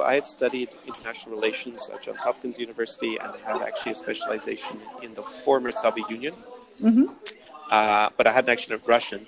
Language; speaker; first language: English; native; English